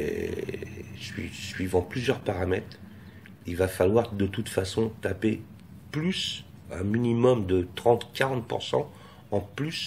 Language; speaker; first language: French; native; French